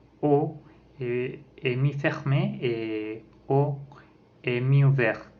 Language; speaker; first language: French; non-native, learner; Spanish